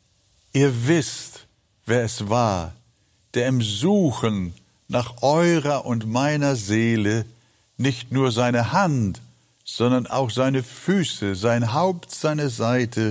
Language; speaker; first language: German; native; German